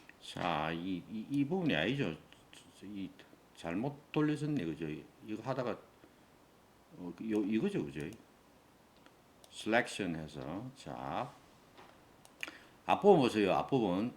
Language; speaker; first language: Korean; native; Korean